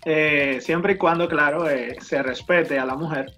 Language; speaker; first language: Spanish; native; Spanish